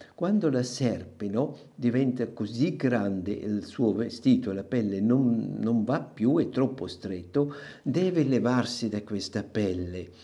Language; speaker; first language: Italian; non-native, local second language; German